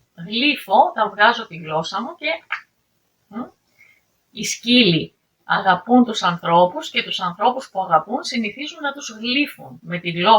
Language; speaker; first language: Greek; native; Greek